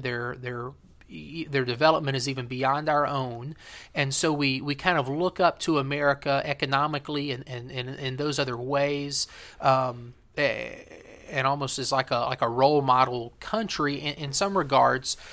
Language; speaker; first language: English; native; English